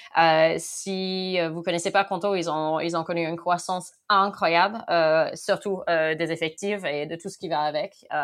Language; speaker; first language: French; non-native, fluent; English